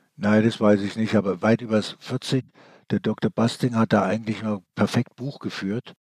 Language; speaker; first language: German; native; German